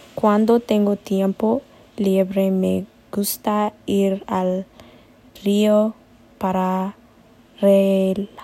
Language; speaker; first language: Spanish; non-native, learner; Amharic